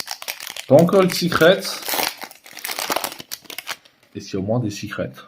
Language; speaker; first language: French; native; French